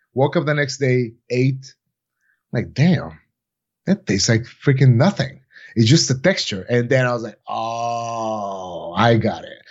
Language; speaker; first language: English; non-native, fluent; Bulgarian